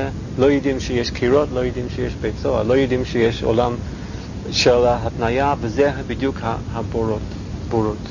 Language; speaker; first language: Hebrew; non-native, fluent; English